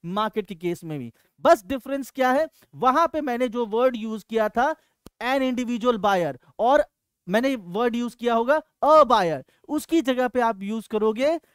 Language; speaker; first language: Hindi; native; Hindi